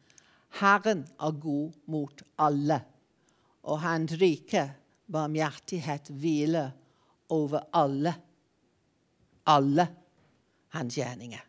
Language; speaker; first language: Norwegian; non-native, fluent; English